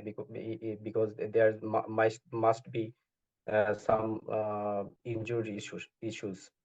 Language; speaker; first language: English; non-native, learner; Bangla